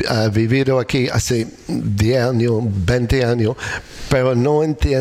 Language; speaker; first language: Spanish; non-native, learner; English